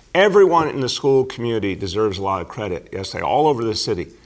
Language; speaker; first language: English; native; English